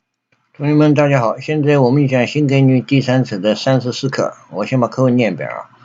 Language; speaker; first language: Chinese; native; Chinese